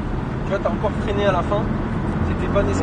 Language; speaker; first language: French; native; French